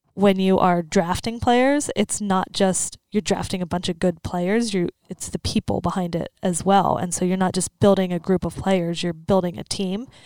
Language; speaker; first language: English; native; English